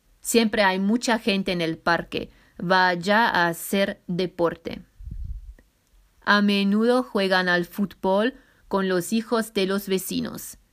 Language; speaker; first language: Spanish; non-native, fluent; German